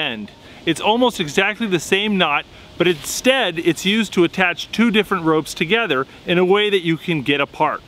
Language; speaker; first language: English; native; English